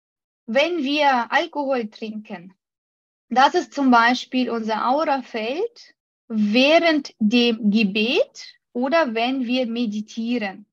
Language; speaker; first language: German; non-native, fluent; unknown